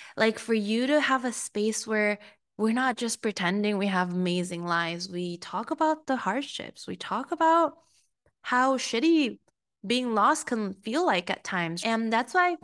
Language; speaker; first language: English; early bilingual, other home language; Spanish